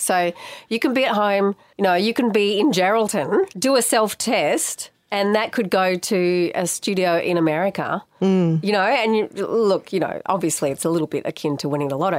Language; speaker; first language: English; native; English